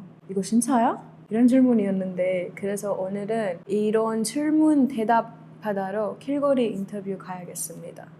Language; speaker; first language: Korean; non-native, learner; Kannada